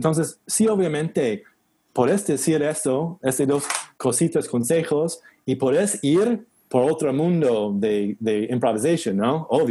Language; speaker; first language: Spanish; non-native, learner; English